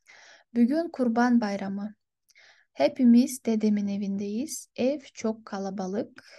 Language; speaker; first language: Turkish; non-native, fluent; Kyrgyz